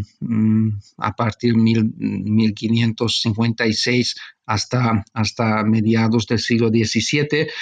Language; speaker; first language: Spanish; non-native, fluent; Hungarian